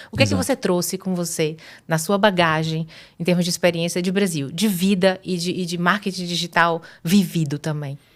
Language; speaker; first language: Portuguese; native; Portuguese